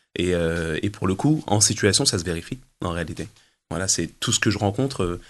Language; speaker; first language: French; early bilingual, other home language; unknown